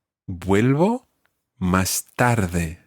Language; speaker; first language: Spanish; non-native, fluent; English